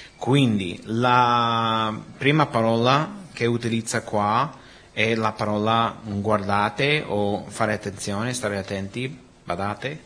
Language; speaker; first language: Italian; non-native, fluent; Spanish